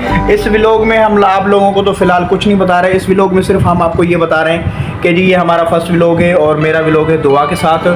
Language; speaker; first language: Hindi; non-native, local second language; Sindhi